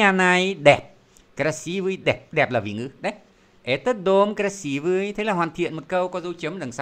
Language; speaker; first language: Vietnamese; native; Vietnamese